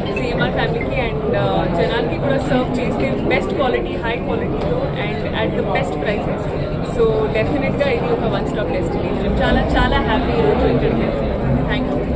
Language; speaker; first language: Telugu; non-native, fluent; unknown